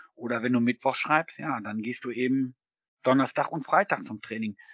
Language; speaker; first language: German; native; German